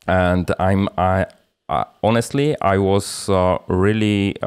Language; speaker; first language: English; non-native, fluent; Polish